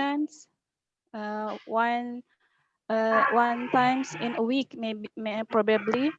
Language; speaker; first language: English; non-native, learner; Indonesian